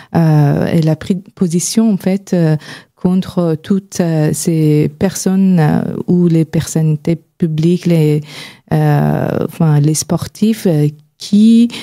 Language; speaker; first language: French; non-native, fluent; Persian